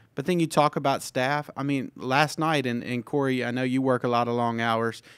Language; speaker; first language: English; native; English